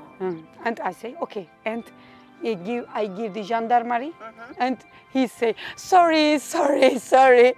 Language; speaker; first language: English; non-native, learner; Turkish